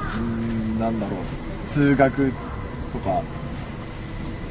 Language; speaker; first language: Japanese; native; Japanese